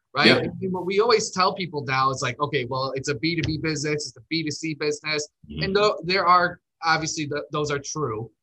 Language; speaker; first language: English; native; English